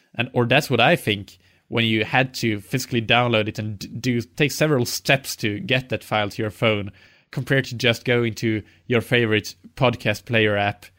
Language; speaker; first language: English; non-native, fluent; Swedish